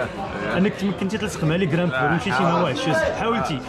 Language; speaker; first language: Arabic; native; Arabic